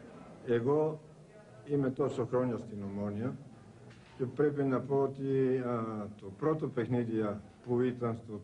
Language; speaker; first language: Greek; non-native, learner; Bulgarian